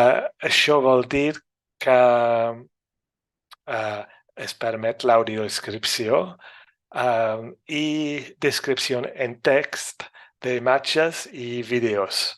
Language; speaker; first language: Catalan; non-native, fluent; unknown